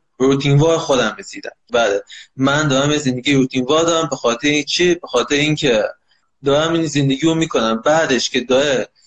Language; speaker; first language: Persian; native; Persian